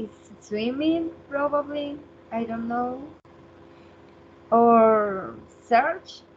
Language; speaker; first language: English; non-native, learner; Spanish